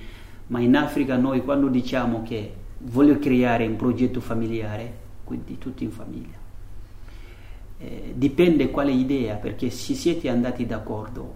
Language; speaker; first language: Italian; non-native, fluent; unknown